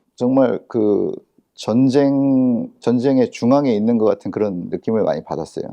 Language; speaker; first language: Korean; native; Korean